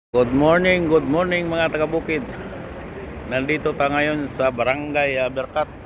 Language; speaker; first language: Filipino; non-native, local second language; Cebuano